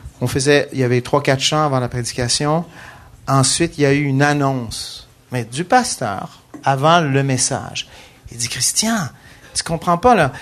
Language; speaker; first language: French; native; French